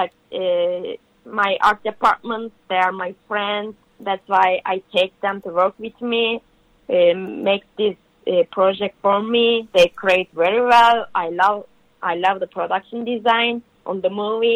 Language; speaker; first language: English; non-native, learner; Turkish